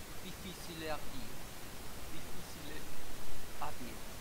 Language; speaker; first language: French; non-native, learner; Spanish